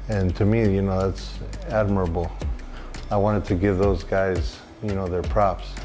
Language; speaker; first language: English; native; English